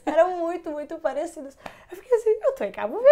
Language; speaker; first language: Portuguese; non-native, local second language; Kabuverdianu